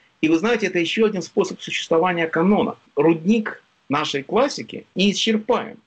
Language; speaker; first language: Russian; native; Russian